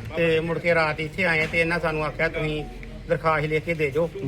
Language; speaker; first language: Punjabi; native; Punjabi